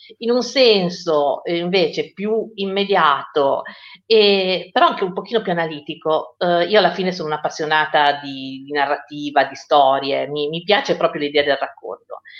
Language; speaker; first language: Italian; native; Italian